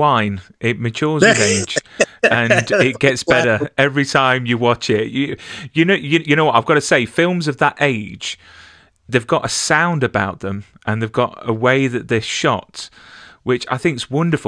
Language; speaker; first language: English; native; English